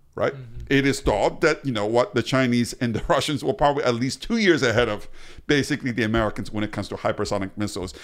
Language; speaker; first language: English; early bilingual, other home language; Chinese